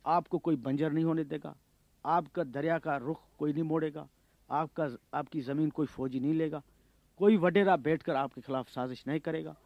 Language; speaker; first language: Urdu; non-native, local second language; Sindhi